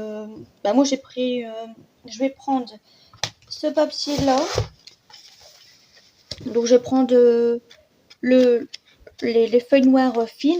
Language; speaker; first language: French; native; French